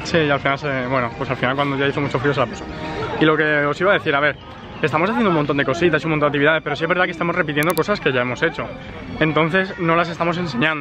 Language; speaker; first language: Spanish; native; Spanish